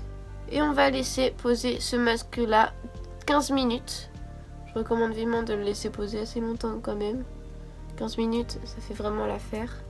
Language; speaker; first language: French; native; French